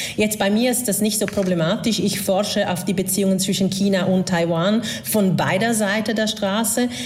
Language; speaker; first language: German; non-native, fluent; Italian